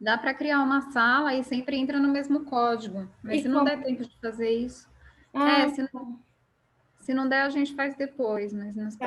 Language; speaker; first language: Portuguese; native; Portuguese